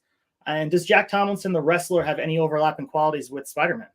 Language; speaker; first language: English; native; English